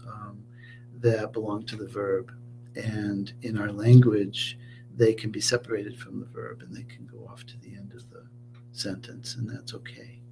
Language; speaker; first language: English; native; English